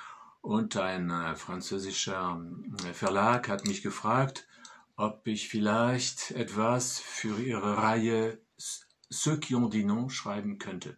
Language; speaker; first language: German; non-native, fluent; French